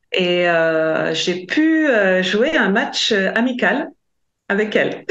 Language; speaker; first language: French; non-native, fluent; Latvian